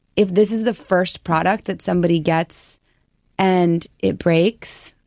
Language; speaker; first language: English; native; English